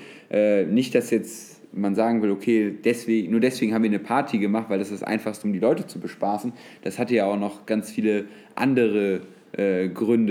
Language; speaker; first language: German; native; German